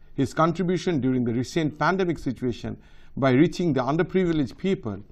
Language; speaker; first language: English; non-native, local second language; Bangla